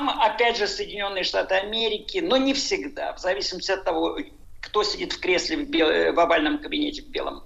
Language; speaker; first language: Polish; non-native, learner; Russian